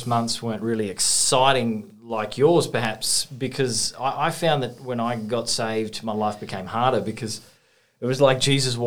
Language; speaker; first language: English; native; English